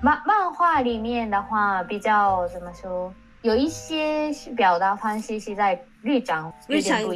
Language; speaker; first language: Chinese; non-native, fluent; Japanese